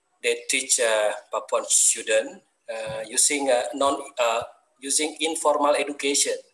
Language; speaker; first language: English; non-native, learner; Indonesian